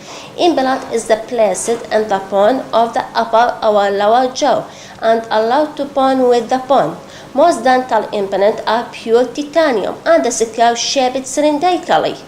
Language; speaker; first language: English; non-native, local second language; Arabic